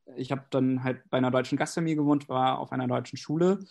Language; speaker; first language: German; non-native, fluent; English